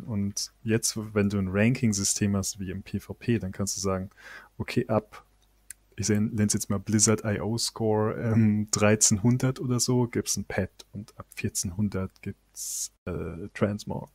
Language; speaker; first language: German; native; German